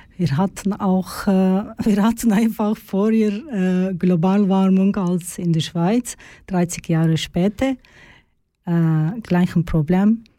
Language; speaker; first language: German; non-native, learner; Turkish